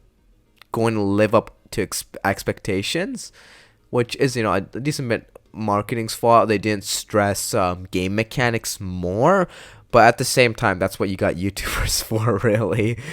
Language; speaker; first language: English; native; English